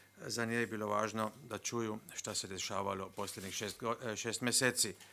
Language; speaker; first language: Croatian; non-native, fluent; Slovenian